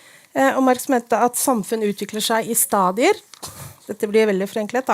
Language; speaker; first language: Norwegian; native; Norwegian